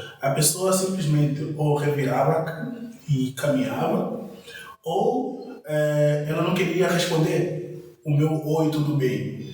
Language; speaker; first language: Portuguese; non-native, local second language; Kongo